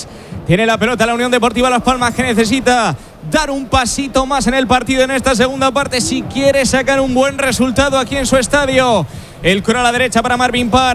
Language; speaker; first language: Spanish; native; Spanish